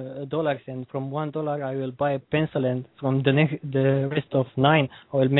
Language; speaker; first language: English; non-native, learner; Romanian